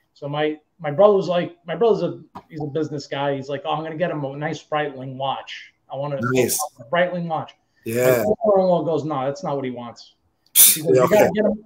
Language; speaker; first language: English; native; English